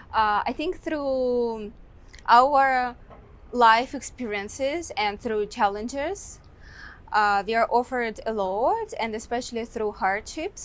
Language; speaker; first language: English; non-native, fluent; Russian